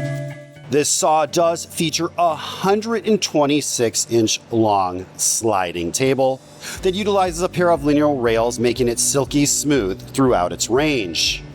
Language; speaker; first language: English; native; English